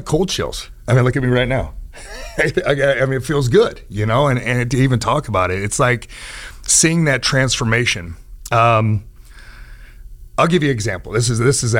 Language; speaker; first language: English; native; English